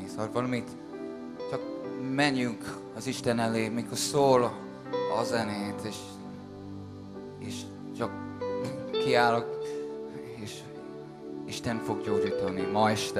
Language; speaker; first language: Hungarian; non-native, learner; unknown